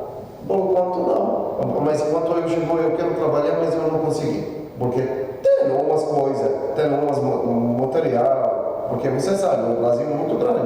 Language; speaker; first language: Portuguese; non-native, learner; Arabic